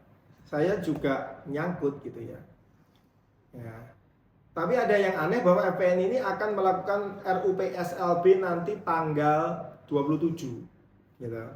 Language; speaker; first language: Indonesian; native; Indonesian